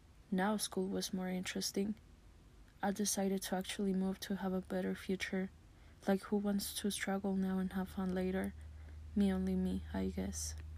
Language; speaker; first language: English; early bilingual, other home language; Spanish